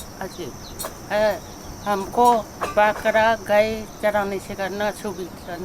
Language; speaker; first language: Hindi; non-native, local second language; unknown